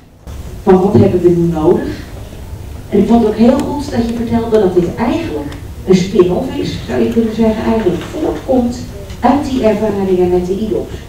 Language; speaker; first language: Dutch; native; Dutch